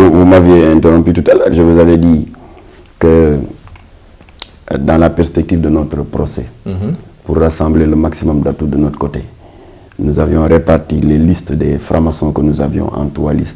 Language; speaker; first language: French; non-native, local second language; Wolof